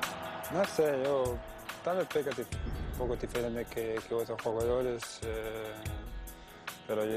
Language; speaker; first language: Spanish; non-native, learner; Danish